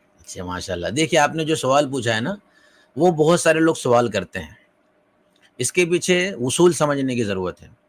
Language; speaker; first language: Urdu; native; Urdu